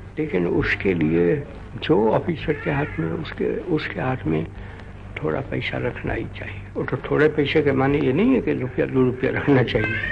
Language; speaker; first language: Hindi; non-native, local second language; Gujarati